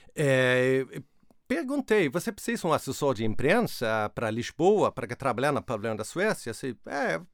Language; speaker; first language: Portuguese; non-native, fluent; Swedish